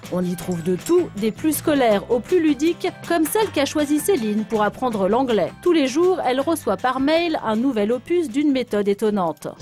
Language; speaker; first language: French; native; French